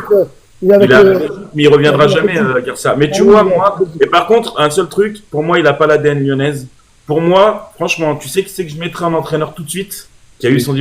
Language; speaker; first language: French; native; French